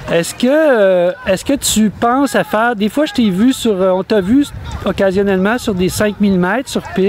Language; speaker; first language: French; native; French